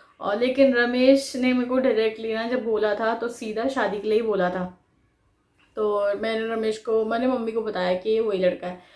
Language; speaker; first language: Hindi; non-native, local second language; Bangla